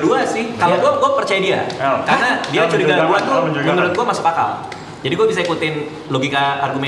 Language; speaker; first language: Indonesian; native; Indonesian